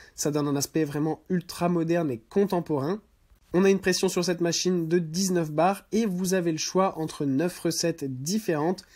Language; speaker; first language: French; native; French